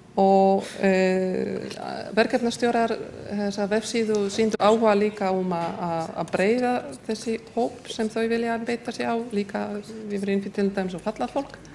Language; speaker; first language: Icelandic; non-native, fluent; Polish